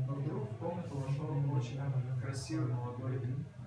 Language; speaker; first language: Russian; native; Russian